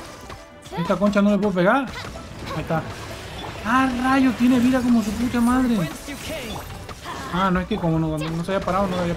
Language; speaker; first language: Spanish; native; Spanish